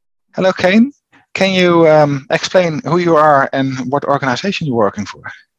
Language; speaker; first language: English; non-native, fluent; Dutch